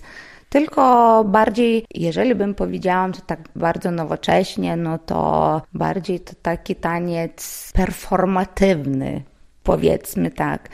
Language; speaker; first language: Polish; non-native, local second language; Lithuanian